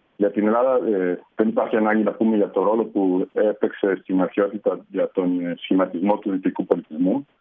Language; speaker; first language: Greek; non-native, fluent; Spanish